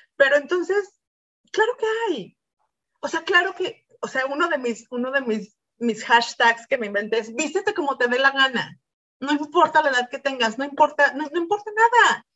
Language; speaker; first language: Spanish; native; Spanish